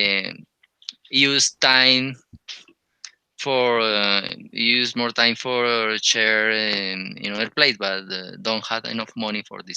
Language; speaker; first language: English; non-native, learner; Spanish